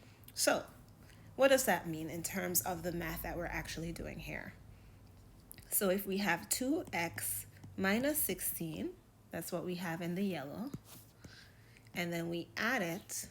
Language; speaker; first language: English; native; English